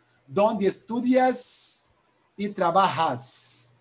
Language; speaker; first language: Spanish; non-native, learner; Portuguese